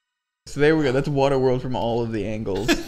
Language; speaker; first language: English; native; English